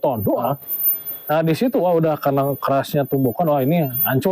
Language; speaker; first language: Indonesian; native; Indonesian